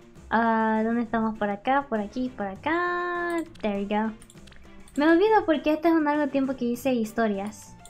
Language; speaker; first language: Spanish; early bilingual, heritage; Spanish